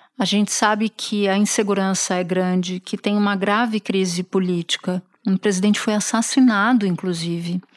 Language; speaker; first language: Portuguese; native; Portuguese